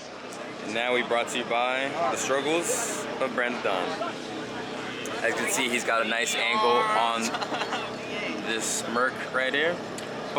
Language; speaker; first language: English; native; English